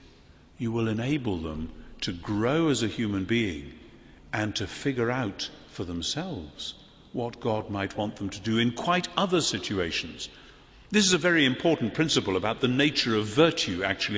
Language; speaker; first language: English; native; English